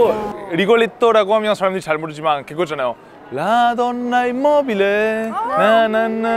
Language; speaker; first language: Korean; non-native, fluent; Italian